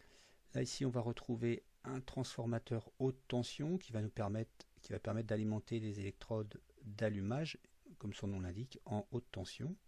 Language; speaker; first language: French; native; French